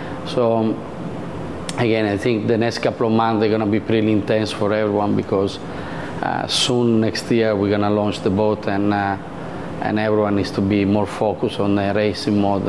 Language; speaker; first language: English; non-native, fluent; Italian